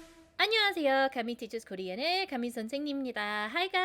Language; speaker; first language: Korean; non-native, fluent; Filipino